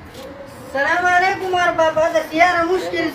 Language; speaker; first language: Arabic; non-native, learner; Pashto